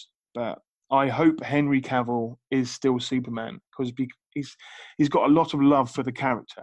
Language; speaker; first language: English; native; English